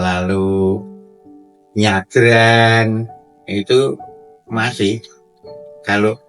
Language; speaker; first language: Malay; non-native, local second language; Javanese